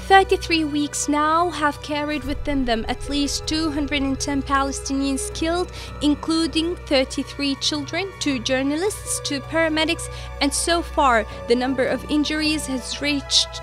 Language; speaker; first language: English; non-native, fluent; Arabic